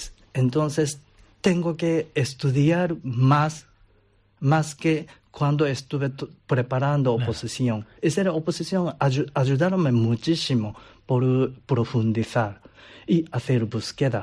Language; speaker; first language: Spanish; non-native, learner; Japanese